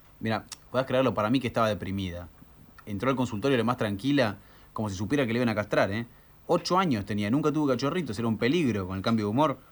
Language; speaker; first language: Spanish; native; Spanish